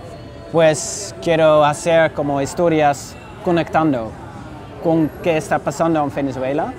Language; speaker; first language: Spanish; non-native, fluent; Dutch